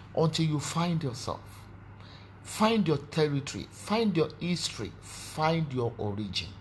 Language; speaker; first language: English; non-native, local second language; Yoruba